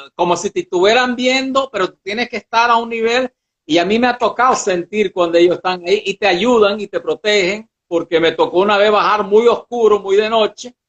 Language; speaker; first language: Spanish; early bilingual, other home language; Portuguese